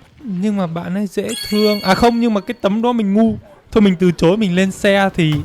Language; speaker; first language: Vietnamese; native; Vietnamese